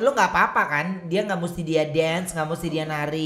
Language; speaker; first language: Indonesian; native; Indonesian